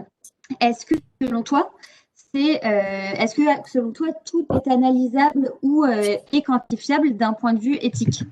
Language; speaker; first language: French; native; French